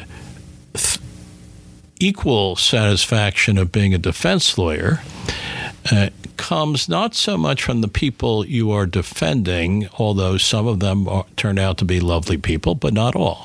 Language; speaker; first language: English; native; English